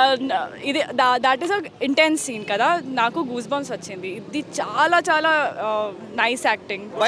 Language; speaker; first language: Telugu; non-native, learner; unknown